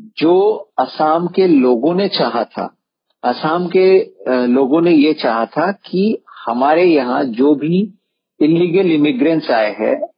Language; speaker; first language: Hindi; non-native, local second language; Assamese